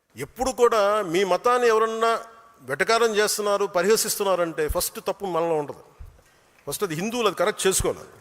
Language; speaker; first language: Telugu; native; Telugu